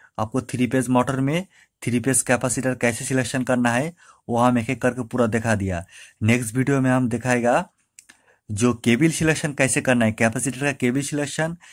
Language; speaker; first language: Hindi; non-native, local second language; Bangla